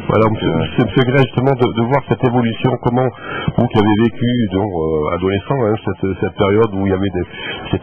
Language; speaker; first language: French; native; French